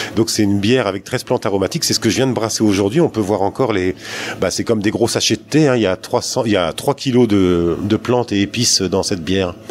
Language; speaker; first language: French; native; French